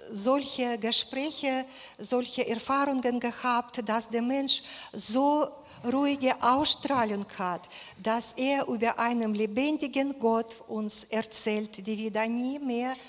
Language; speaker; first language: German; non-native, fluent; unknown